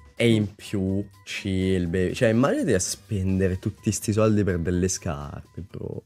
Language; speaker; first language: Italian; native; Italian